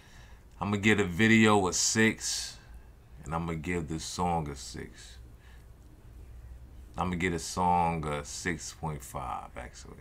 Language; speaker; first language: English; native; English